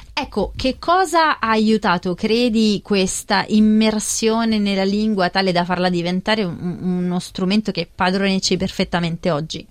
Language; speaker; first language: Italian; native; Italian